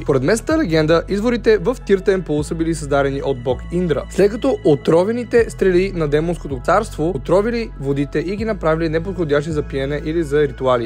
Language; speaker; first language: Bulgarian; native; Bulgarian